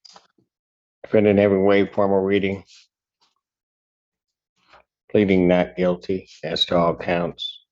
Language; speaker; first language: English; native; English